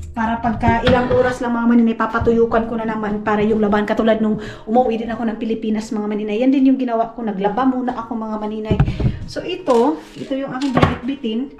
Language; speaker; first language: Filipino; non-native, local second language; Cebuano